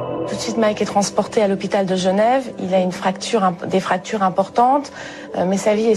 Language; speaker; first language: French; native; French